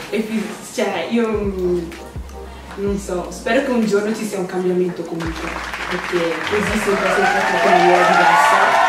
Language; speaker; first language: Italian; early bilingual, other home language; English